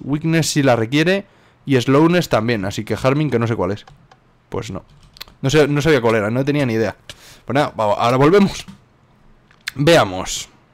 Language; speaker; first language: Spanish; native; Spanish